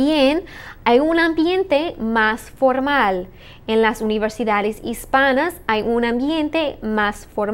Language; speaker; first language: Spanish; non-native, fluent; English